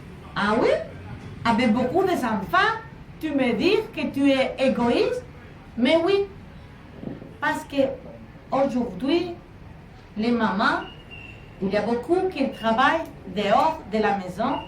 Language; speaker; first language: French; non-native, learner; Spanish